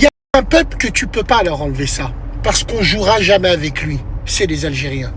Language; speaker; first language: French; native; French